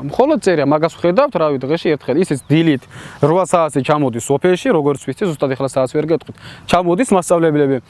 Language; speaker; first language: Georgian; non-native, local second language; Azerbaijani